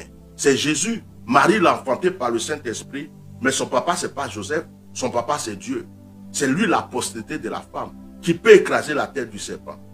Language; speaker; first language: French; non-native, local second language; Baoulé